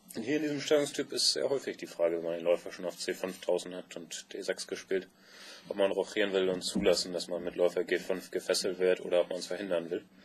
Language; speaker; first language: German; native; German